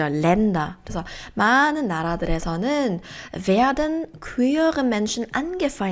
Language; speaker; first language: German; non-native, fluent; Korean